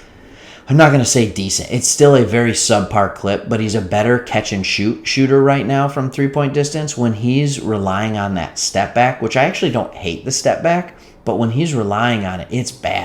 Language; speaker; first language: English; native; English